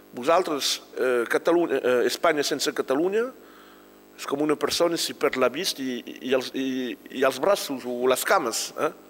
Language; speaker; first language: Catalan; non-native, local second language; French